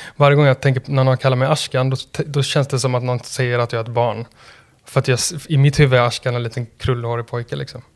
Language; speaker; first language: Swedish; native; Swedish